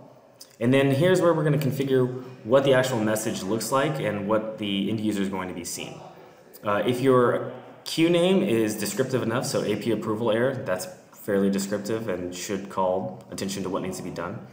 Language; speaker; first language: English; native; English